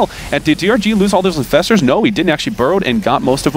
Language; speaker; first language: English; native; English